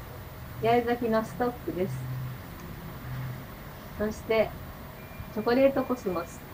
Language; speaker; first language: Japanese; native; Japanese